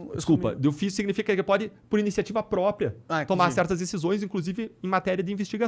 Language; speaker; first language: Portuguese; native; Portuguese